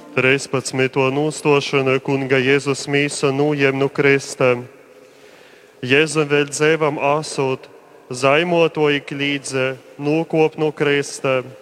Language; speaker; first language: Latvian; native; Latvian